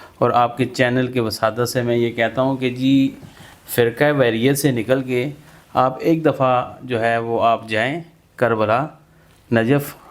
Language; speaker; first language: Urdu; non-native, local second language; Punjabi